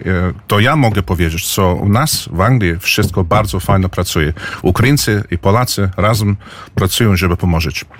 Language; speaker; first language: Polish; early bilingual, heritage; English